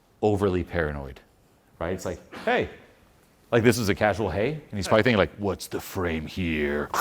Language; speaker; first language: English; non-native, fluent; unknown